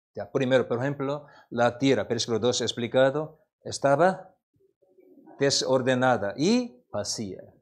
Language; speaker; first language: Spanish; non-native, learner; Korean